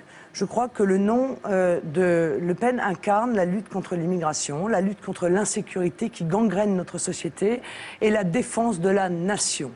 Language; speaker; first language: French; native; French